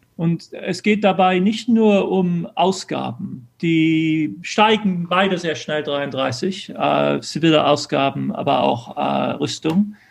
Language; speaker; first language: German; early bilingual, other home language; English